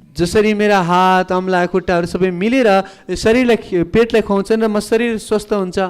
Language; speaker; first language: Nepali; native; Nepali